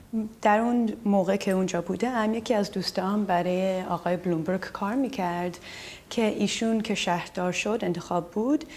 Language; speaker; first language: Persian; early bilingual, heritage; Persian